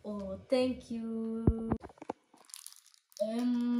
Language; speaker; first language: Nepali; early bilingual, heritage; Nepali